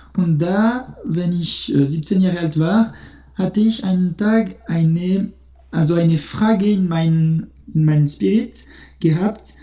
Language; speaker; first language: German; non-native, local second language; French